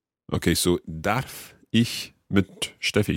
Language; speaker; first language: German; non-native, learner; English